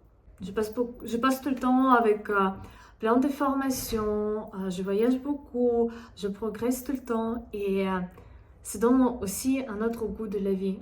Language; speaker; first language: French; non-native, fluent; Russian